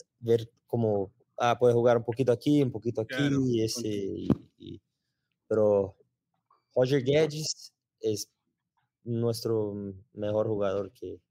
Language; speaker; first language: Spanish; non-native, learner; Portuguese